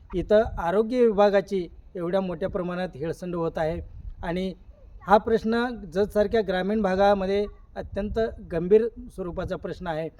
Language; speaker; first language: Marathi; native; Marathi